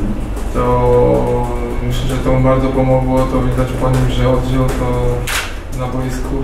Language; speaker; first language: Polish; non-native, fluent; Slovak